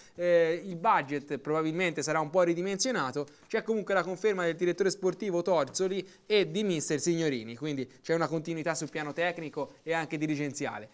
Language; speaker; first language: Italian; native; Italian